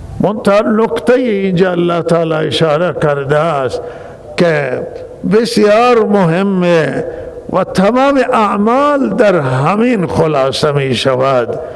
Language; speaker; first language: Persian; non-native, local second language; Baluchi